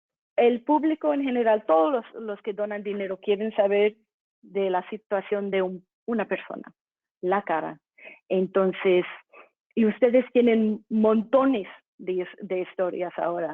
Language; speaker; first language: Spanish; non-native, fluent; English